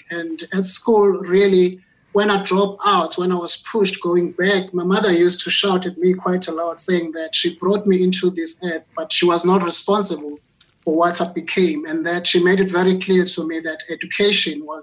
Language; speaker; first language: English; non-native, local second language; Zulu